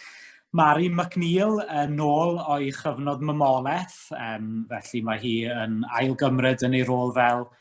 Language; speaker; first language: Welsh; native; Welsh